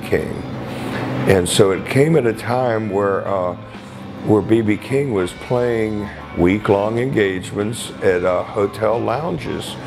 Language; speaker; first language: English; native; English